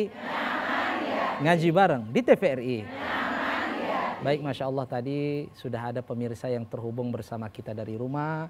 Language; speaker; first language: Indonesian; native; Indonesian